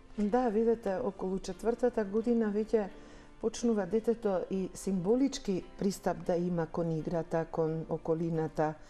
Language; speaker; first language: Macedonian; native; Macedonian